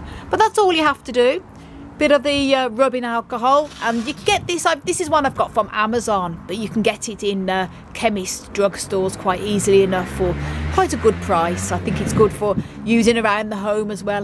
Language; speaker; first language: English; native; English